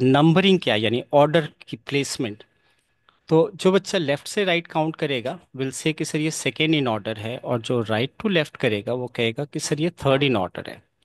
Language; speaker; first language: Hindi; native; Hindi